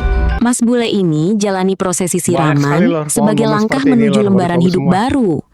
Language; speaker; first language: Indonesian; native; Indonesian